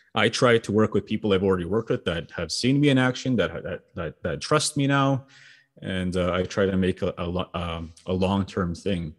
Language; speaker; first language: English; native; English